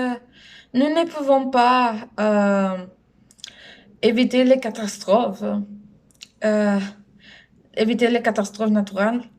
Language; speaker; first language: French; non-native, learner; Spanish